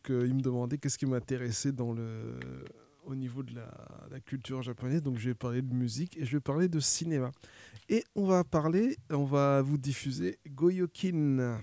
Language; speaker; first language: French; native; French